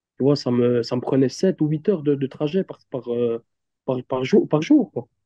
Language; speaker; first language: French; early bilingual, other home language; Turkish